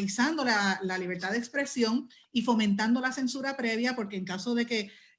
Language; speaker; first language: Spanish; native; Spanish